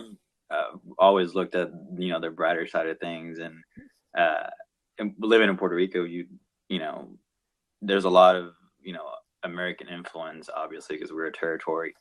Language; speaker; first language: English; non-native, local second language; Spanish